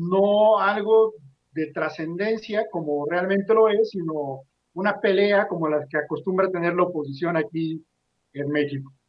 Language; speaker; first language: Spanish; native; Spanish